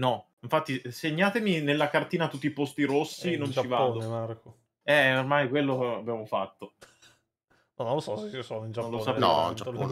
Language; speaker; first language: Italian; native; Italian